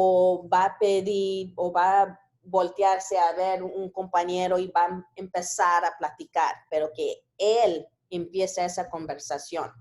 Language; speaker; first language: Spanish; early bilingual, heritage; Spanish